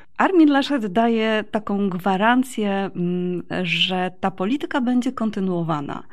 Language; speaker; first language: Polish; native; Polish